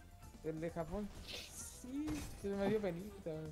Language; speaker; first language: Spanish; native; Spanish